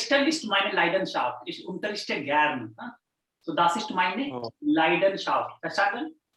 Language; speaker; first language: German; non-native, fluent; Hindi